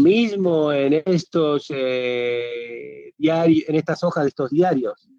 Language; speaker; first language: Spanish; native; Spanish